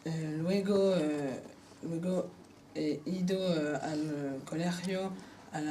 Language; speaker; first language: Spanish; non-native, learner; French